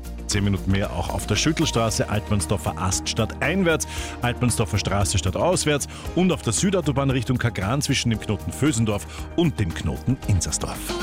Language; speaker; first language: German; native; German